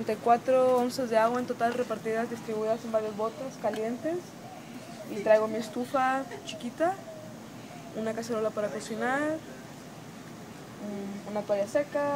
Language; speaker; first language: Spanish; native; Spanish